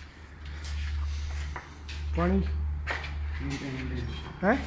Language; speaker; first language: Urdu; non-native, local second language; Punjabi